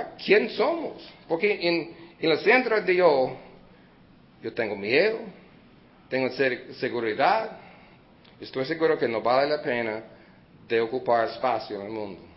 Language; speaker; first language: Spanish; early bilingual, heritage; Spanish